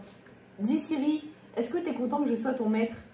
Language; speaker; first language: French; native; French